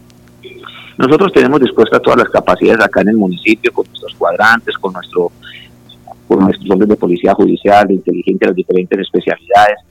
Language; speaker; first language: Spanish; native; Spanish